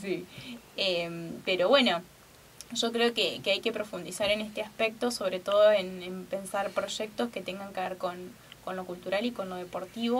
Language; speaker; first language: Spanish; native; Spanish